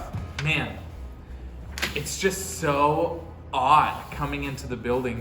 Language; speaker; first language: English; native; English